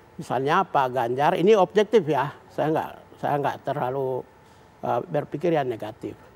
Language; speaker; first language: Indonesian; native; Indonesian